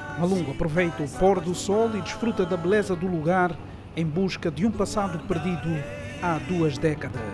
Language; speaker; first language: Portuguese; native; Portuguese